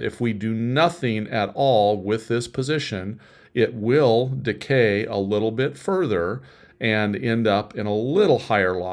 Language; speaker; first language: English; native; English